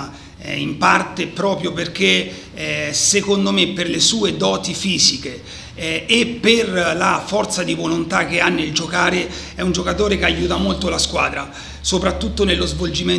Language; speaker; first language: Italian; native; Italian